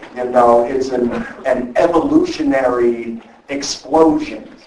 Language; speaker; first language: English; native; English